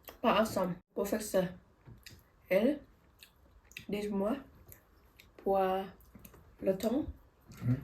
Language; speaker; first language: French; non-native, learner; Thai